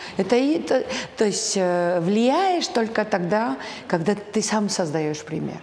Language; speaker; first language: Russian; non-native, local second language; Georgian